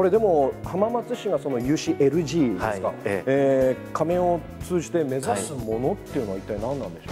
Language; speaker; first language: Japanese; native; Japanese